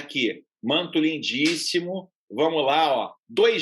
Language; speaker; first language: Portuguese; native; Portuguese